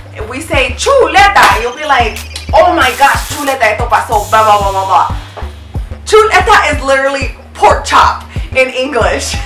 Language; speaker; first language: English; native; English